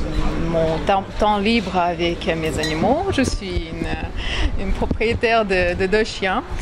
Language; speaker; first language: French; non-native, fluent; Russian